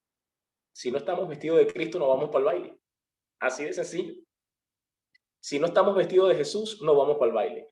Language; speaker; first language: Spanish; native; Spanish